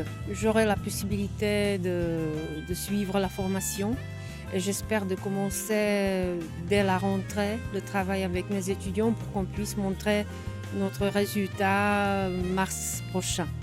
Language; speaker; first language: French; non-native, fluent; Czech